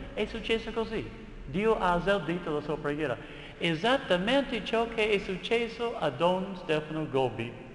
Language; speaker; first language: Italian; non-native, fluent; English